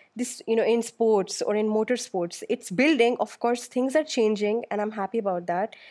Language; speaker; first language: English; non-native, local second language; Urdu